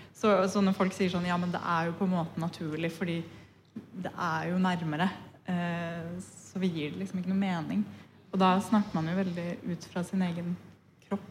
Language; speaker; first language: Norwegian; early bilingual, other home language; Punjabi